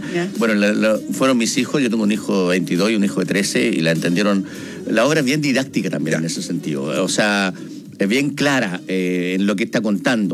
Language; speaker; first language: Spanish; native; Spanish